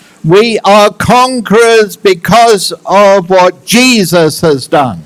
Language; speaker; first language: English; native; English